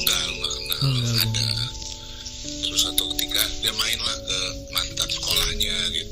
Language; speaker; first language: Indonesian; native; Indonesian